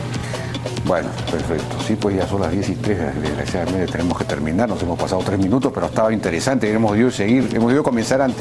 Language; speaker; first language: Spanish; native; Spanish